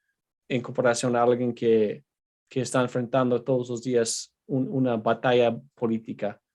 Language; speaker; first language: Spanish; non-native, fluent; English